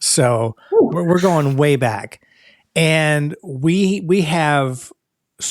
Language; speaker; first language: English; native; English